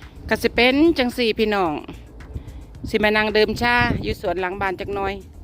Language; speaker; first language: Thai; non-native, local second language; Northeastern Thai